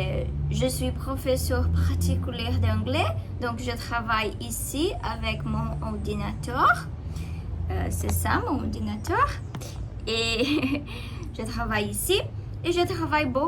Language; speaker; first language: French; non-native, learner; Portuguese